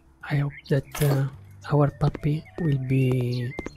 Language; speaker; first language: English; non-native, learner; Italian